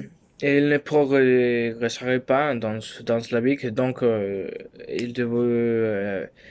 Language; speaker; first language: French; non-native, learner; Spanish